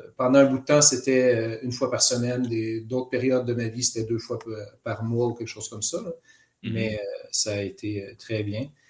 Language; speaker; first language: French; native; French